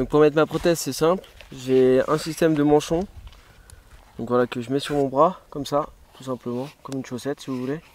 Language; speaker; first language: French; native; French